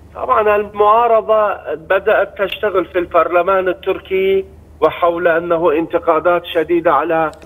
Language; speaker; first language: Arabic; non-native, fluent; Turkish